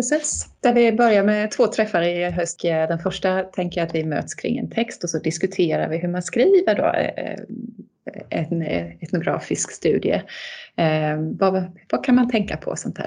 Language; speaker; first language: Swedish; native; Swedish